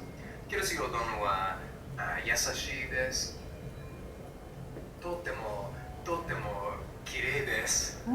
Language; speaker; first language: Japanese; non-native, learner; English